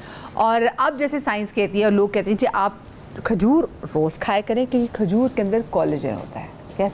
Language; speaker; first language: Urdu; native; Urdu